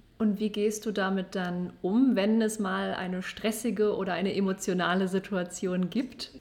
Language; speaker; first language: German; native; German